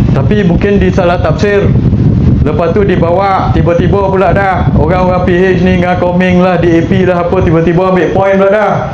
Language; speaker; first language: Malay; native; Malay